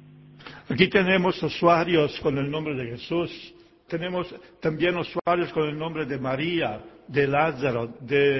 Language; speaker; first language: Spanish; non-native, fluent; Italian